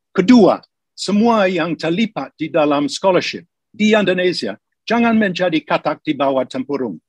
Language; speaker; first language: Indonesian; non-native, fluent; English